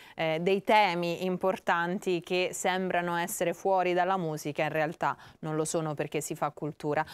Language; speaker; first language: Italian; native; Italian